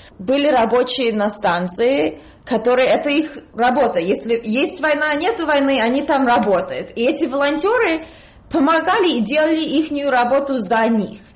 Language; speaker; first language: Russian; early bilingual, heritage; Russian